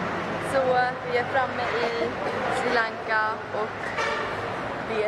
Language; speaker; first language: Swedish; early bilingual, other home language; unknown